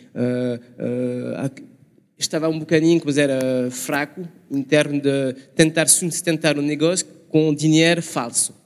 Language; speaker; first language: Portuguese; non-native, learner; French